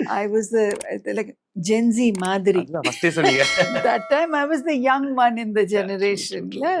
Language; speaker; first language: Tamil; non-native, local second language; English